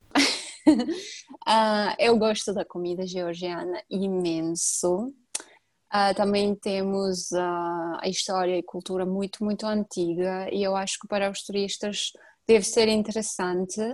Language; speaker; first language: Portuguese; non-native, fluent; Georgian